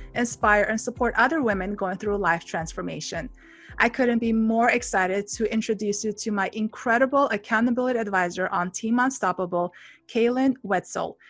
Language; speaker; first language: English; non-native, fluent; Armenian